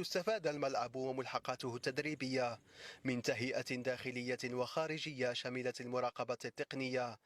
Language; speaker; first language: Arabic; native; Arabic